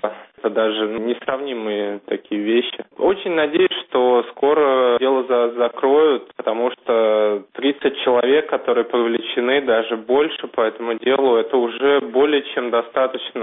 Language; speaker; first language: Russian; native; Russian